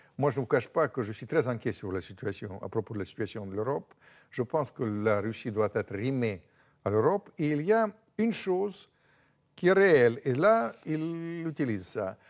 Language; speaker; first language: French; non-native, fluent; Russian